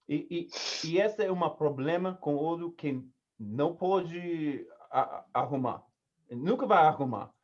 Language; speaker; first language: Portuguese; non-native, learner; English